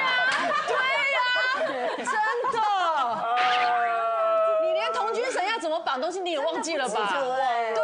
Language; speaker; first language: Chinese; native; Chinese